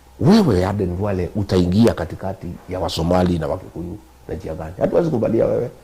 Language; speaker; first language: Swahili; non-native, local second language; Kikuyu